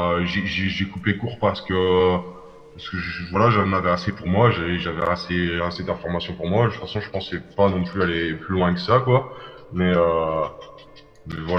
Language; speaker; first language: French; native; French